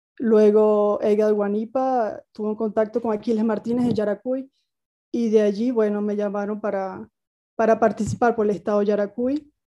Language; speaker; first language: Spanish; native; Spanish